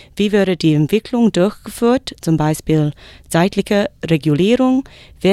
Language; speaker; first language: German; non-native, learner; English